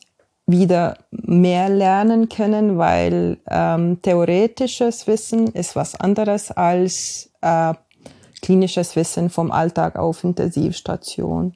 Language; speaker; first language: German; non-native, fluent; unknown